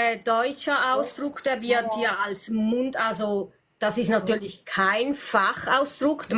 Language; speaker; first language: German; native; German